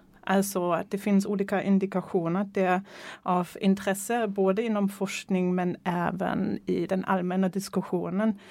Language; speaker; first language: Swedish; non-native, fluent; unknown